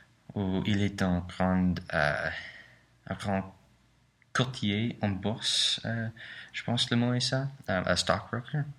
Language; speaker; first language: French; non-native, learner; English